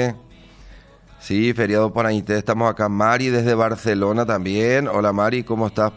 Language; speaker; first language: Spanish; native; Spanish